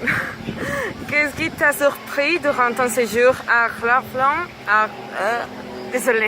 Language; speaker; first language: French; non-native, learner; Spanish